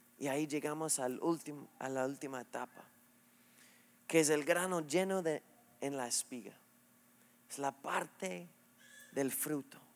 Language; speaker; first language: Spanish; non-native, fluent; English